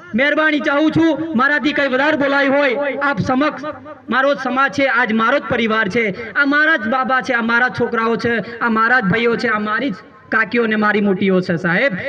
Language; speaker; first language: Gujarati; non-native, local second language; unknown